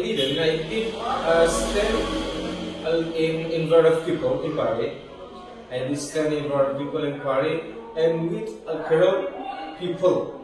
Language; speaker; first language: English; non-native, learner; Indonesian